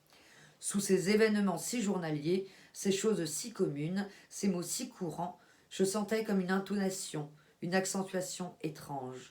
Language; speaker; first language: French; native; French